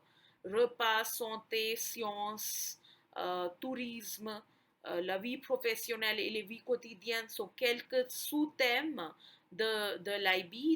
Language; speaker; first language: French; non-native, fluent; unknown